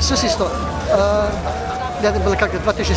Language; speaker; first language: Russian; early bilingual, heritage; Russian